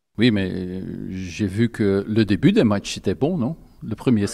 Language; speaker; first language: French; non-native, local second language; Dutch